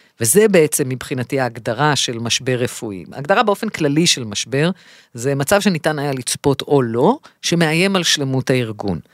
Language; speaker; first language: Hebrew; native; Hebrew